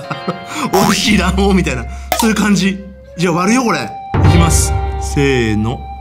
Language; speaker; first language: Japanese; native; Japanese